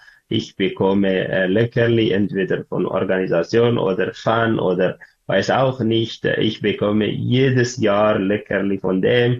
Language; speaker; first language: German; non-native, learner; Tigrinya